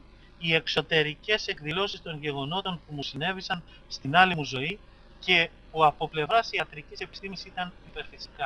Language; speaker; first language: Greek; native; Greek